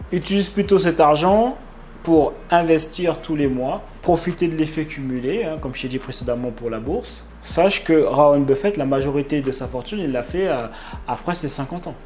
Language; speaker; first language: French; native; French